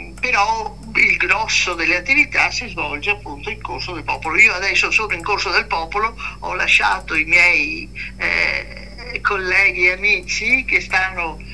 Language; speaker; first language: Italian; native; Italian